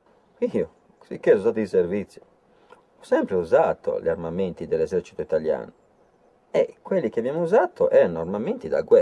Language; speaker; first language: Italian; native; Italian